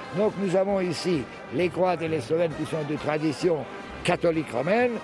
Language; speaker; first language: French; early bilingual, heritage; French